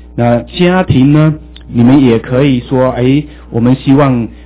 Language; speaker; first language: Chinese; native; Chinese